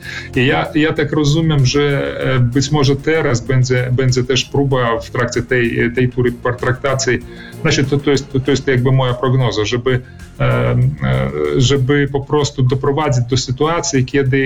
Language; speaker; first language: Polish; early bilingual, heritage; Polish